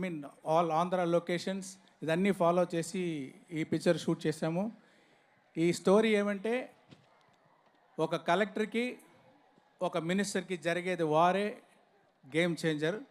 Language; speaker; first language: Telugu; non-native, learner; Tamil